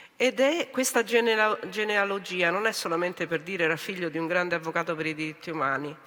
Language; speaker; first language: Italian; native; Italian